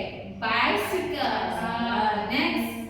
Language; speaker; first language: English; non-native, learner; Indonesian